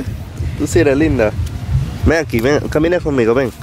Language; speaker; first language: Spanish; early bilingual, heritage; English